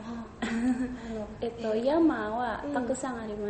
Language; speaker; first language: Japanese; non-native, learner; Indonesian